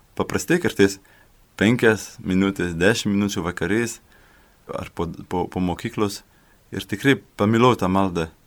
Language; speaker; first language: Lithuanian; non-native, learner; French